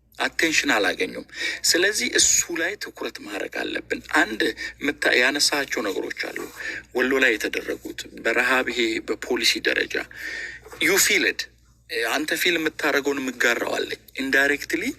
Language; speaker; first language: Amharic; non-native, local second language; Oromo